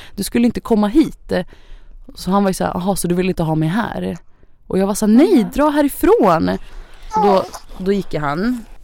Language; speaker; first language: Swedish; early bilingual, other home language; Thai